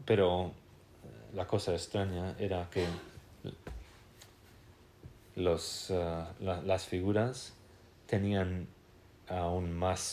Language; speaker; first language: Spanish; non-native, fluent; English